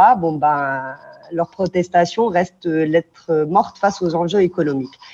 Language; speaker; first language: French; non-native, local second language; Arabic